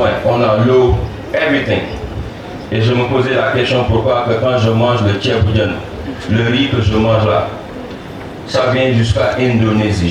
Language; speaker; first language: French; non-native, local second language; Wolof